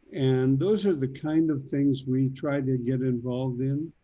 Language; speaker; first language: English; native; English